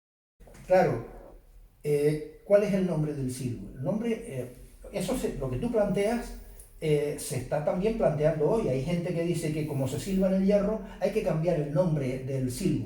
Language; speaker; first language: Spanish; native; Spanish